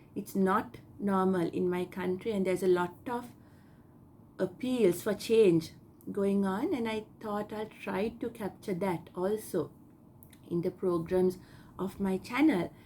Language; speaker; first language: English; non-native, local second language; Sinhala